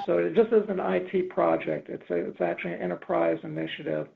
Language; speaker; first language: English; native; English